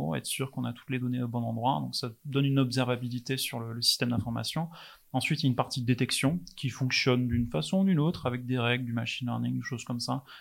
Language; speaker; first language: French; non-native, fluent; English